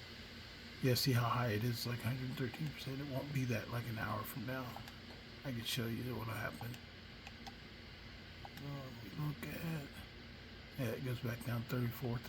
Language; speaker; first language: English; native; English